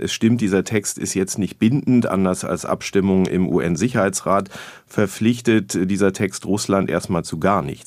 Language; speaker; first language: German; native; German